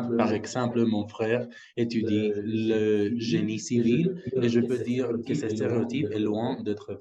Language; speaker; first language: French; non-native, learner; Spanish